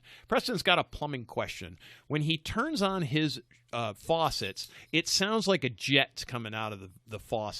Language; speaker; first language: English; native; English